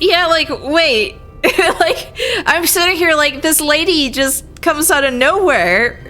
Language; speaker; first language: English; native; English